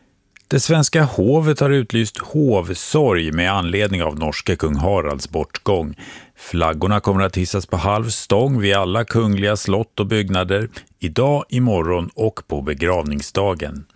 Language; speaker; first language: Swedish; native; Swedish